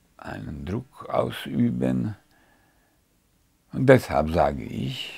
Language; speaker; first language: German; non-native, fluent; Hungarian